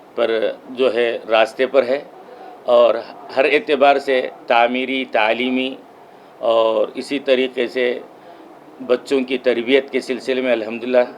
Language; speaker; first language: Urdu; native; Urdu